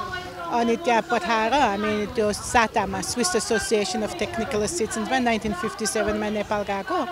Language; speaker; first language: Nepali; early bilingual, other home language; German